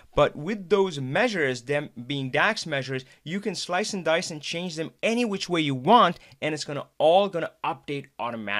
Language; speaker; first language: English; non-native, local second language; Hindi